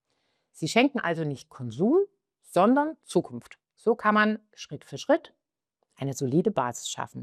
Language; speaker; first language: German; native; German